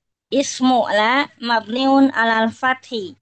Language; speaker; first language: Arabic; non-native, learner; Indonesian